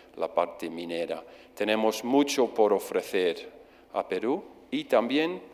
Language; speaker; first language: Spanish; non-native, fluent; English